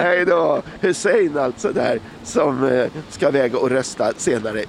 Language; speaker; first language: Swedish; native; Swedish